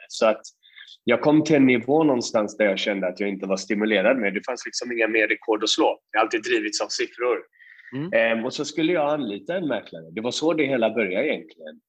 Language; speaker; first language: Swedish; early bilingual, other home language; Persian